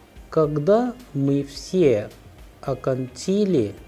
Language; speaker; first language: Russian; non-native, fluent; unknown